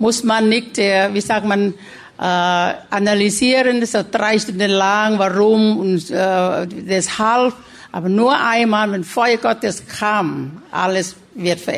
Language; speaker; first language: German; non-native, learner; Thai